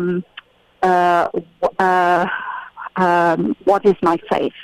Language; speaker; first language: English; native; English